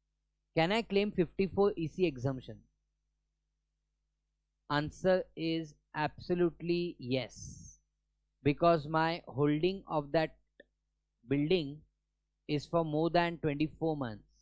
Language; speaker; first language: English; non-native, local second language; Hindi